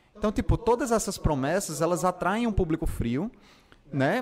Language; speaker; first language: Portuguese; native; Portuguese